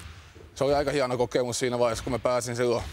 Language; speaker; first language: Finnish; native; Finnish